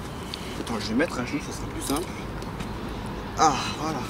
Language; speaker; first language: French; native; French